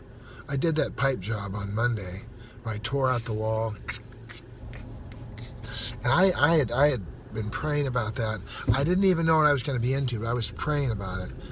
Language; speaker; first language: English; native; English